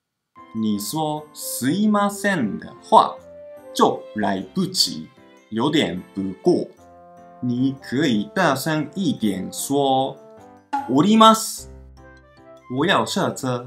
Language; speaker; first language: Chinese; non-native, fluent; Japanese